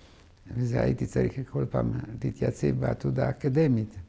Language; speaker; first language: Hebrew; non-native, fluent; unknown